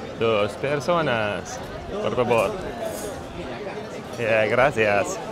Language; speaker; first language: Spanish; non-native, learner; Filipino